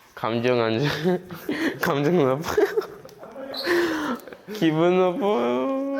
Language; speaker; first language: Korean; early bilingual, other home language; English